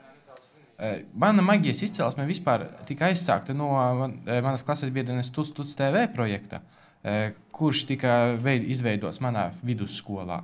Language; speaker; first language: Latvian; native; Latvian